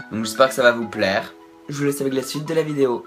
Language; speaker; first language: French; native; French